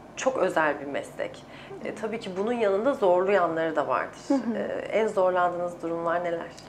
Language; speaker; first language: Turkish; native; Turkish